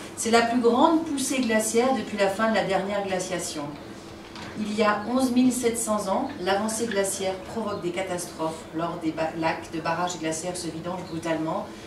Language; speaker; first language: French; native; French